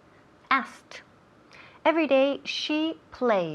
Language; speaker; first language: English; non-native, fluent; Spanish